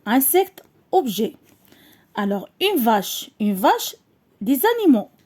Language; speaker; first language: French; non-native, local second language; Arabic